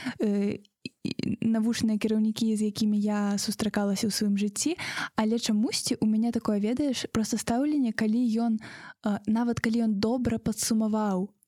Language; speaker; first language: Belarusian; non-native, local second language; Russian